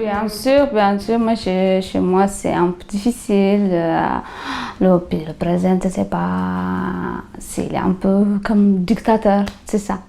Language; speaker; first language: French; non-native, learner; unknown